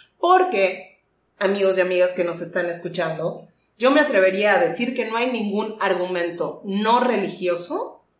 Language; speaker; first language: Spanish; native; Spanish